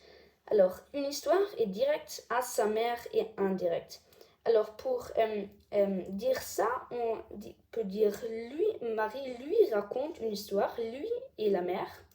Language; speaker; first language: French; non-native, learner; German